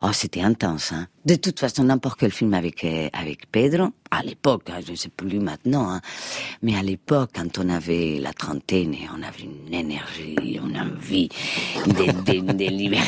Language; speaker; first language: French; non-native, fluent; Spanish